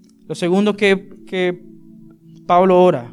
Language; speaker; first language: Spanish; native; Spanish